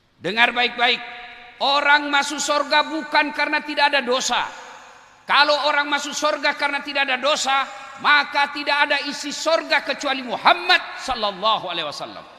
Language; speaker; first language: Indonesian; non-native, local second language; Buginese